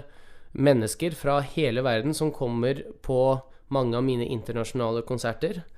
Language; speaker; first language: Norwegian; early bilingual, other home language; Russian